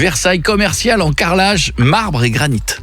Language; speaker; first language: French; native; French